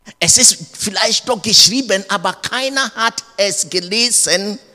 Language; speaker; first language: German; non-native, learner; English